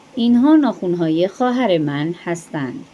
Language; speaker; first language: Persian; non-native, fluent; Urdu